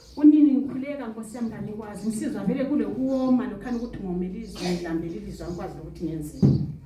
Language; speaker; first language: Zulu; non-native, local second language; Xhosa